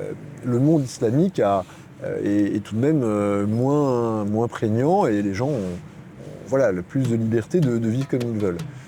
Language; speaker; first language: French; native; French